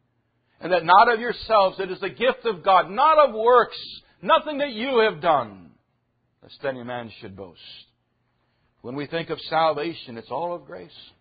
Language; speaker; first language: English; native; English